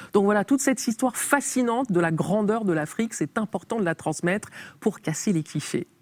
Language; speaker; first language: French; native; French